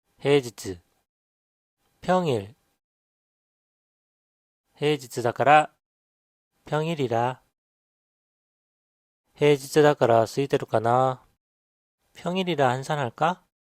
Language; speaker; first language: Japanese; non-native, fluent; Korean